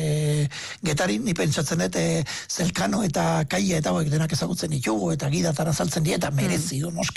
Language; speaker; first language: Basque; native; Basque